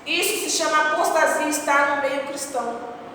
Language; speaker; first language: Portuguese; native; Portuguese